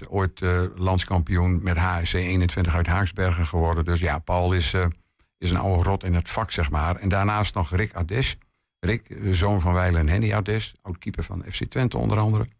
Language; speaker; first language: Dutch; native; Dutch